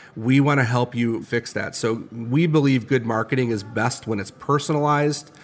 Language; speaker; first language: English; native; English